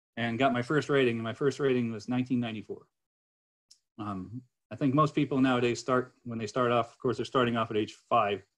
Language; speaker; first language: English; native; English